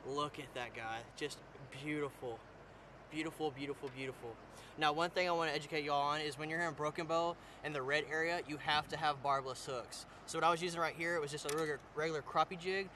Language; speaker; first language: English; native; English